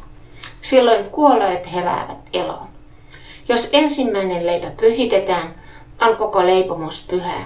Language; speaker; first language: Finnish; native; Finnish